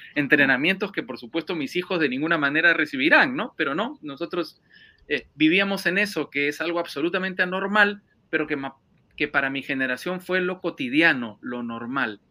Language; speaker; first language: Spanish; native; Spanish